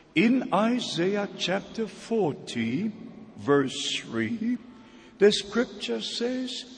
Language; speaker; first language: English; non-native, fluent; German